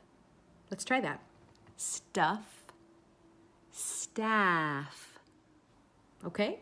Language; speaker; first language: English; native; English